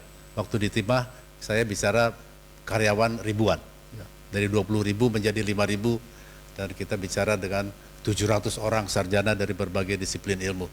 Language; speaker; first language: Indonesian; native; Indonesian